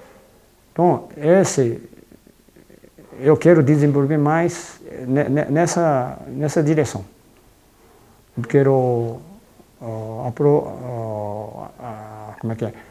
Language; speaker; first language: Portuguese; non-native, fluent; Japanese